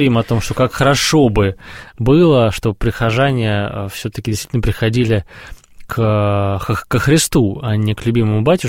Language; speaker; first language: Russian; native; Russian